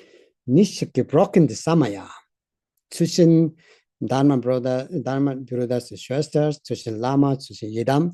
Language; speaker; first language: German; non-native, learner; Tibetan